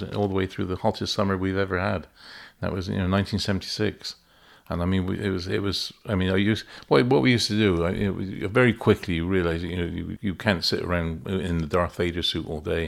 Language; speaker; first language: English; native; English